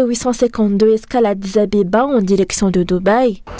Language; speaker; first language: French; non-native, local second language; Malagasy